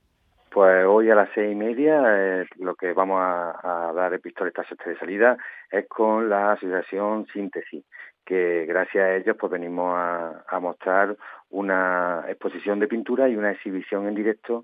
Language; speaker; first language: Spanish; native; Spanish